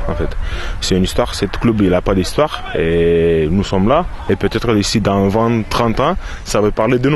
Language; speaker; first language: French; non-native, fluent; Romanian